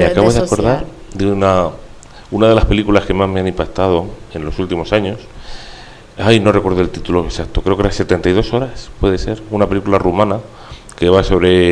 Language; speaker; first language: Spanish; native; Spanish